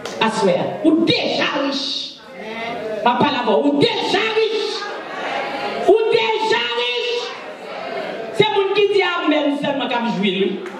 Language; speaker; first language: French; non-native, local second language; Haitian Creole